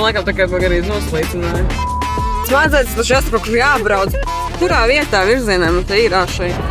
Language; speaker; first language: Latvian; native; Latvian